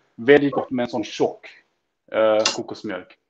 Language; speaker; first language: Swedish; early bilingual, heritage; Swedish